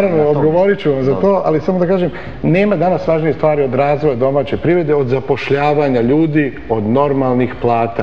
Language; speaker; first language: Serbian; native; Serbian